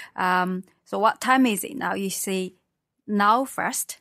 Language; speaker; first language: English; non-native, fluent; Chinese